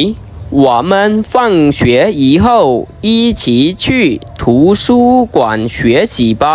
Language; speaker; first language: Chinese; non-native, fluent; Khmer